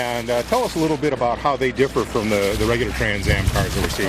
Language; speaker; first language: English; native; English